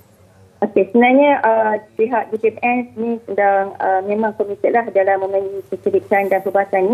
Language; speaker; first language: Malay; native; Malay